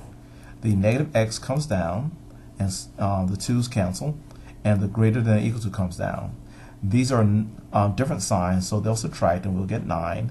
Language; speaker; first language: English; native; English